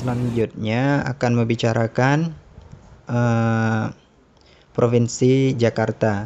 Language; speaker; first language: Indonesian; non-native, learner; Thai